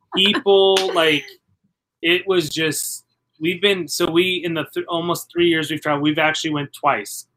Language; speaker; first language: English; native; English